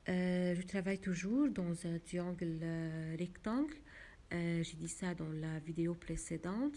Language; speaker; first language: French; non-native, local second language; Arabic